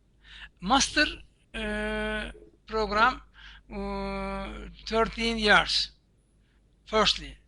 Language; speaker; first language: English; non-native, learner; Turkish